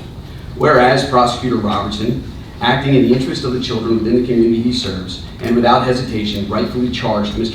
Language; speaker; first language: English; native; English